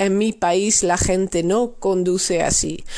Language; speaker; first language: Spanish; non-native, fluent; Dutch